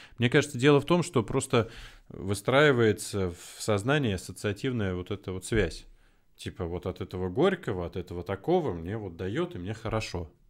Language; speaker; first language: Russian; native; Russian